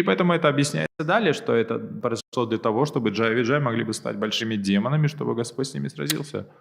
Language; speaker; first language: Russian; native; Russian